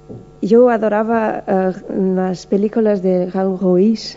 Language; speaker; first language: Spanish; non-native, learner; Portuguese